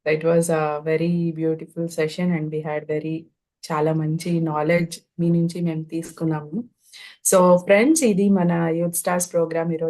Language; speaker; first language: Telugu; native; Telugu